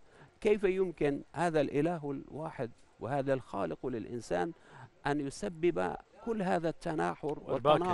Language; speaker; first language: Arabic; non-native, fluent; Persian